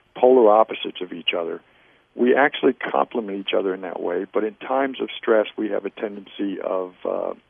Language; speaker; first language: English; native; English